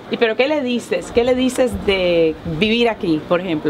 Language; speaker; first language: Spanish; early bilingual, heritage; Spanish